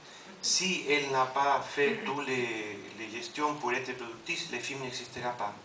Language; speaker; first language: French; non-native, fluent; Spanish